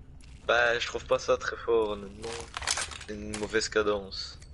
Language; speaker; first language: French; native; French